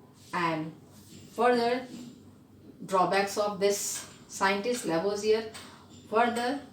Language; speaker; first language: English; non-native, local second language; Hindi